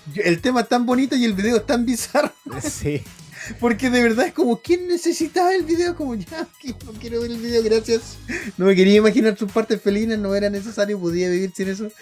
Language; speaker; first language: Spanish; native; Spanish